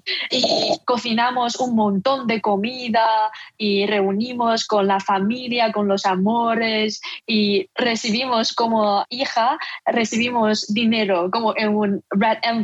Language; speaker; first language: Spanish; non-native, fluent; Chinese